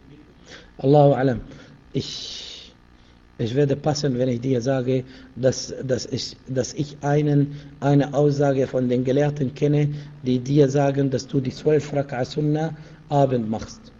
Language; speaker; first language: German; non-native, fluent; Arabic